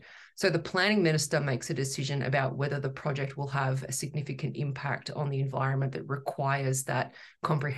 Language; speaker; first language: English; native; English